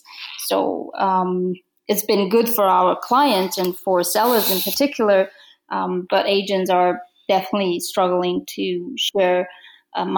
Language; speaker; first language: English; non-native, fluent; Romanian